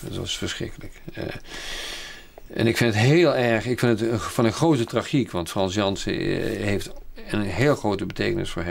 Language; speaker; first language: Dutch; native; Dutch